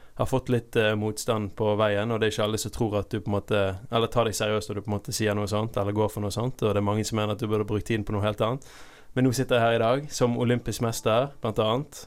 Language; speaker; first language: Norwegian; native; Norwegian